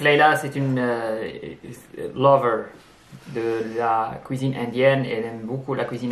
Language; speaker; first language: French; non-native, local second language; Arabic